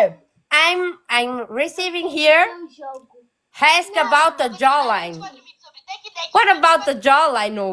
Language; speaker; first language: English; non-native, learner; Portuguese